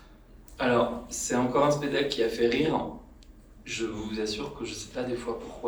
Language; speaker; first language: French; native; French